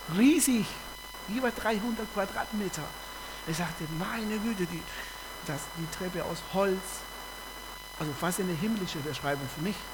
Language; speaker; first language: German; non-native, fluent; Spanish